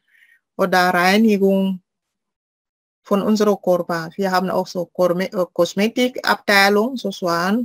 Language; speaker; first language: German; non-native, fluent; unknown